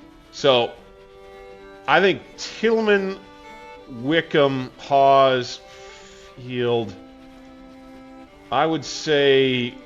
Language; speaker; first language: English; native; English